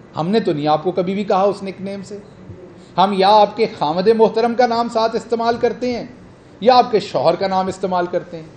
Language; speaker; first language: Urdu; non-native, local second language; Punjabi